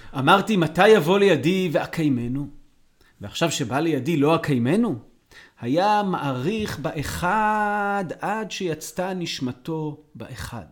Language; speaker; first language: Hebrew; native; Hebrew